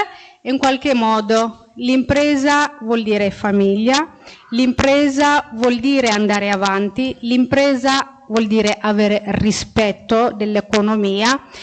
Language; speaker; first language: Italian; non-native, fluent; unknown